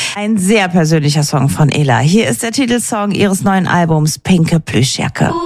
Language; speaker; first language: German; native; German